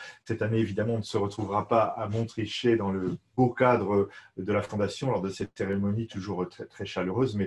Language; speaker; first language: French; native; French